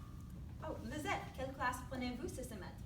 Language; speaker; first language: French; non-native, learner; English